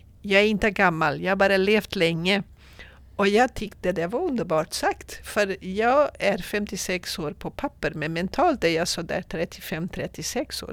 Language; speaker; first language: Swedish; non-native, fluent; Portuguese